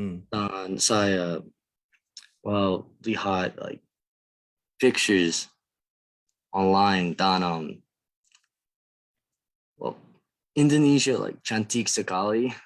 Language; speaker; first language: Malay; non-native, learner; English